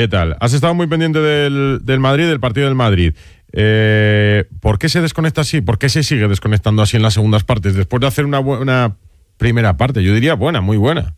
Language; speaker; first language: Spanish; native; Spanish